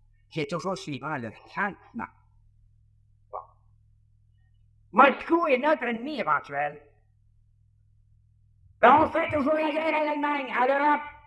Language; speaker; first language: French; native; French